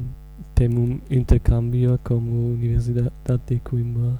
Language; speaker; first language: Portuguese; non-native, learner; German